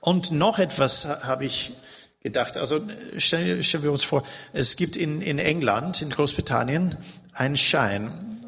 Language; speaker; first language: German; non-native, learner; English